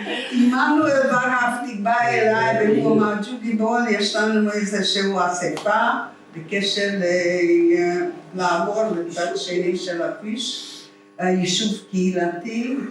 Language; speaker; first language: Hebrew; non-native, fluent; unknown